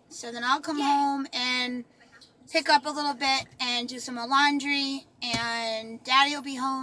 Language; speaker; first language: English; native; English